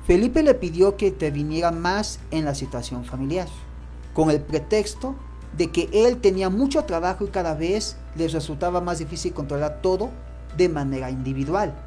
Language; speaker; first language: Spanish; native; Spanish